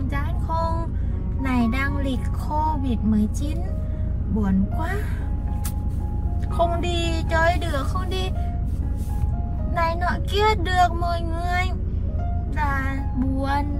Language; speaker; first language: Vietnamese; non-native, fluent; Thai